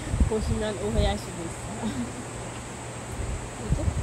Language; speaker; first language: Korean; non-native, local second language; Khmer